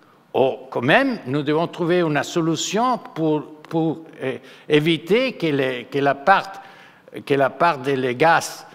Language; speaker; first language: French; non-native, fluent; Spanish